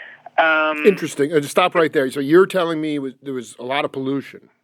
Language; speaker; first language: English; native; English